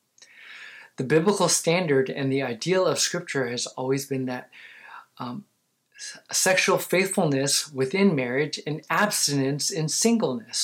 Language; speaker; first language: English; native; English